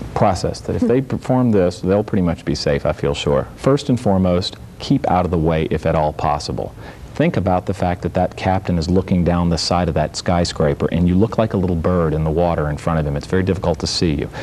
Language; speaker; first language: English; native; English